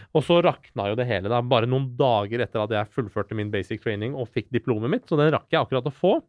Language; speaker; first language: Norwegian; early bilingual, other home language; Persian